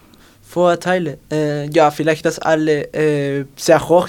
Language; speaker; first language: German; non-native, learner; Spanish